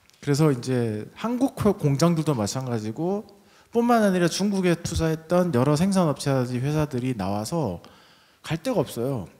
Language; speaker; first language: Korean; native; Korean